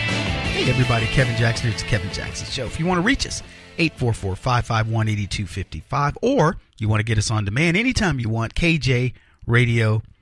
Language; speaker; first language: English; native; English